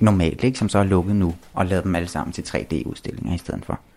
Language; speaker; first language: Danish; native; Danish